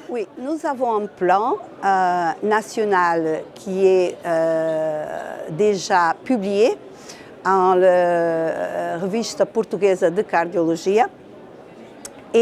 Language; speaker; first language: French; non-native, fluent; Portuguese